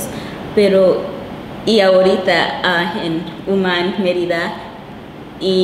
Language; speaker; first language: Spanish; non-native, local second language; Kinyarwanda